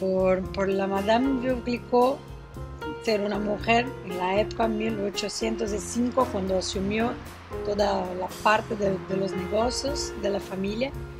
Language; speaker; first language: Spanish; non-native, fluent; Portuguese